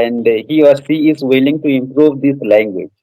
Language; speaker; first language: English; non-native, fluent; Odia